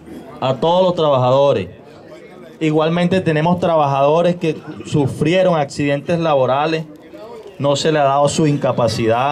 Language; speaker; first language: Spanish; native; Spanish